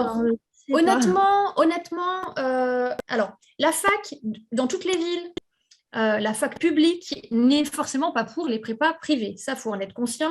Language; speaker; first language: French; native; French